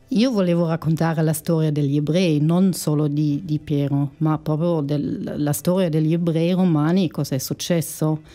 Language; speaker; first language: Italian; non-native, fluent; German